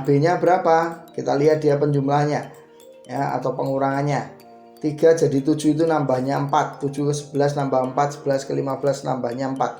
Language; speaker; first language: Indonesian; native; Indonesian